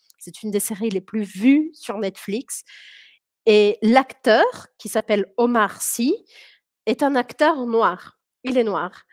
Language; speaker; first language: French; early bilingual, heritage; French